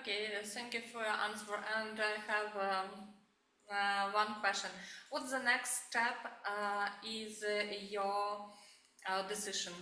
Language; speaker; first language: English; non-native, learner; Ukrainian